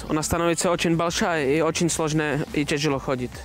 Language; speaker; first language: Russian; non-native, learner; Czech